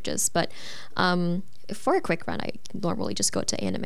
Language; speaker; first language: English; non-native, local second language; Filipino